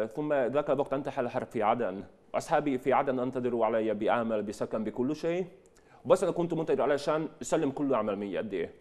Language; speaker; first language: Arabic; non-native, fluent; Hungarian